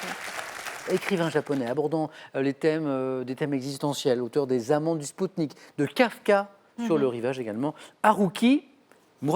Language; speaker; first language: French; native; French